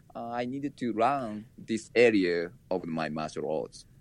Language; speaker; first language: English; non-native, learner; Japanese